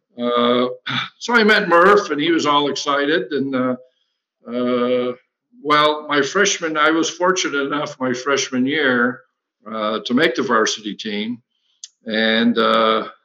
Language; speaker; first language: English; native; English